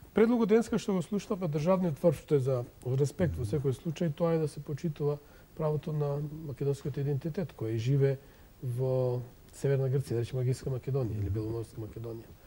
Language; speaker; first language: Macedonian; native; Macedonian